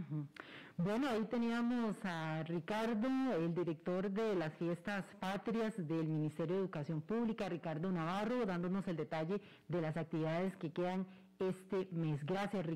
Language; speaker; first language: Spanish; native; Spanish